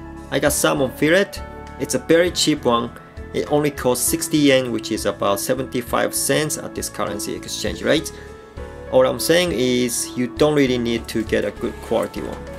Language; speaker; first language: English; non-native, fluent; Japanese